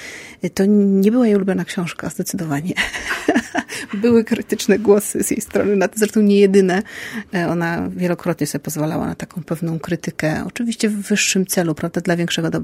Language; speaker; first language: Polish; native; Polish